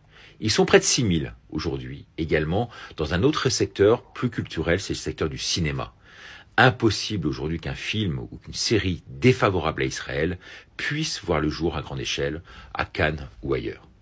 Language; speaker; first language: French; native; French